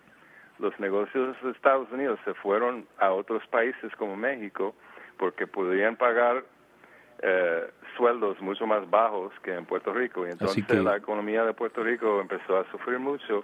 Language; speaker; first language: Spanish; early bilingual, heritage; Spanish